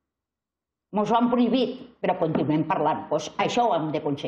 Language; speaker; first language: Catalan; native; Catalan